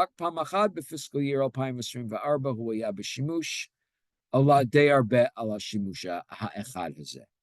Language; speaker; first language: Hebrew; non-native, fluent; English